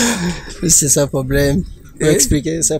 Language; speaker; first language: French; non-native, learner; Rundi